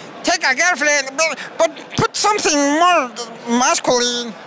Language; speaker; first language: English; non-native, learner; Spanish